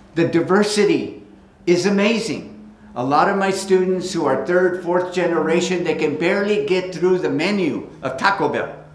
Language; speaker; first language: English; early bilingual, other home language; Spanish